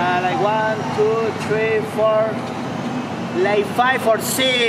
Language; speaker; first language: English; non-native, learner; Spanish